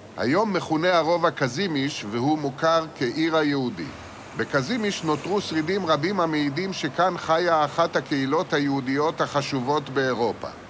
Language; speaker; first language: Hebrew; native; Hebrew